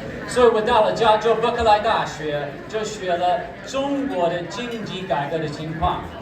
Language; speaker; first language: Chinese; non-native, fluent; English